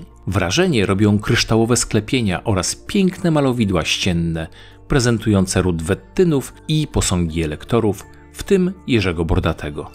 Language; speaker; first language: Polish; native; Polish